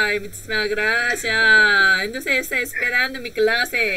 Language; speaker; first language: Spanish; non-native, learner; Korean